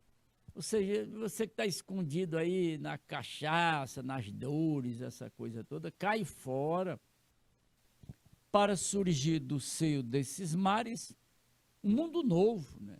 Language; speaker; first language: Portuguese; native; Portuguese